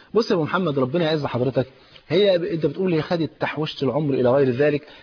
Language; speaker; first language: Arabic; native; Arabic